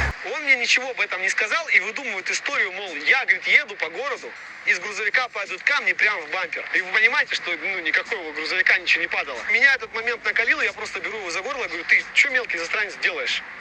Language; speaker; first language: Russian; native; Russian